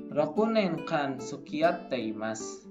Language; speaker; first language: Japanese; non-native, learner; Indonesian